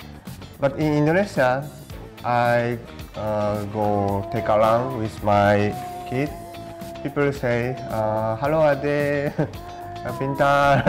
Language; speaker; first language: English; non-native, learner; Japanese